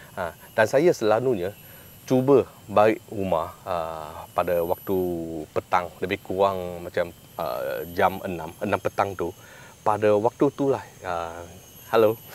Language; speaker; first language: Malay; non-native, local second language; Chinese